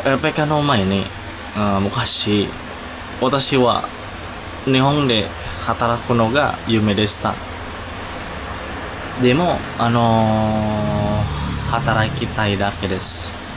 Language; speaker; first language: Japanese; non-native, learner; Indonesian